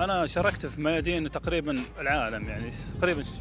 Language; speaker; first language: Arabic; native; Arabic